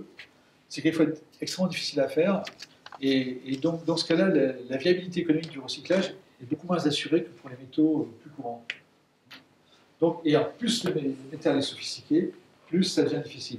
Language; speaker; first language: French; native; French